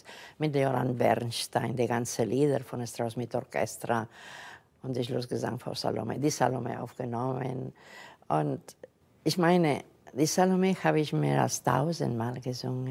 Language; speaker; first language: German; non-native, fluent; Catalan